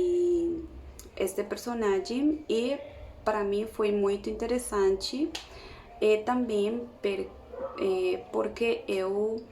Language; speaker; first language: Portuguese; non-native, learner; Spanish